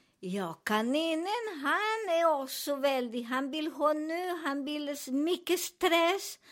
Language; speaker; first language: Swedish; non-native, learner; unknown